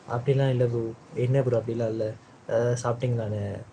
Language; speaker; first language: Tamil; early bilingual, heritage; Tamil